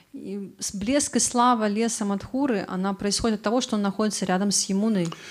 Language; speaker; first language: Russian; native; Russian